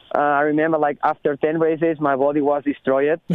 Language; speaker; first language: English; non-native, learner; Spanish